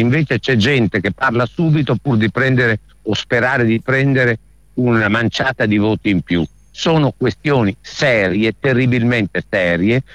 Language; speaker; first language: Italian; native; Italian